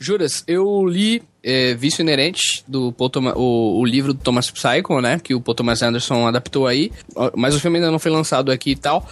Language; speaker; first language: Portuguese; native; Portuguese